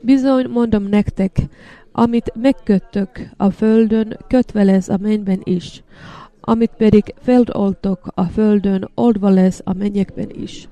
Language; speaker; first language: Hungarian; non-native, learner; Finnish